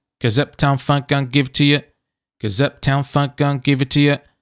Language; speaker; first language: English; non-native, fluent; Portuguese